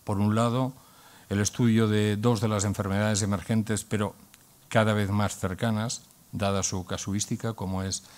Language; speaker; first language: Spanish; non-native, local second language; Catalan